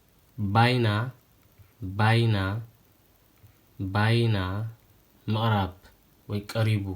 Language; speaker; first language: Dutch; non-native, fluent; Tigrinya